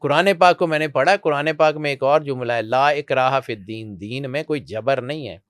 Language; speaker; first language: Urdu; non-native, local second language; Punjabi